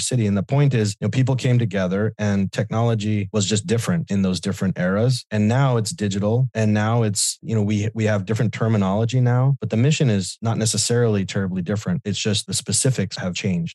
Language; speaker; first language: English; native; English